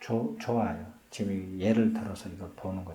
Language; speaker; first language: Korean; native; Korean